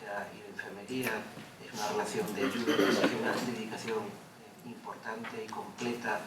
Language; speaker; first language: Spanish; native; Spanish